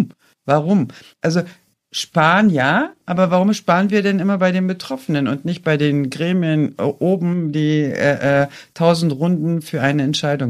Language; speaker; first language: German; native; German